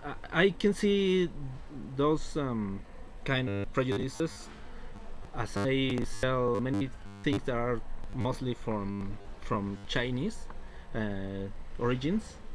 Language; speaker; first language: English; non-native, learner; Spanish